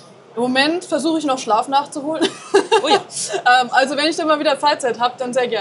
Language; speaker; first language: German; native; German